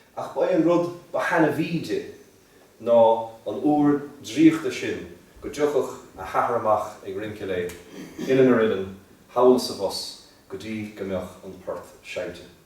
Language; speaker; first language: Irish; native; Irish